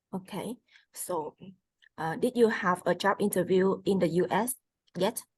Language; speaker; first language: English; non-native, fluent; Vietnamese